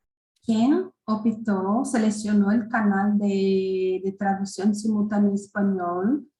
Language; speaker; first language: Spanish; non-native, fluent; Portuguese